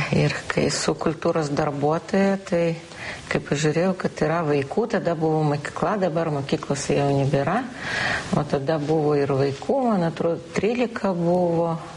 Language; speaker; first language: Lithuanian; non-native, local second language; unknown